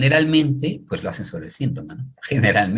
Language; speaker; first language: Spanish; native; Spanish